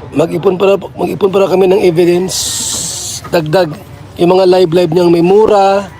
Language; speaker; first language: Filipino; non-native, local second language; Bikol